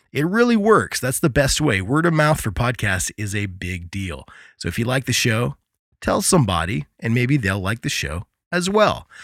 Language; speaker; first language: English; native; English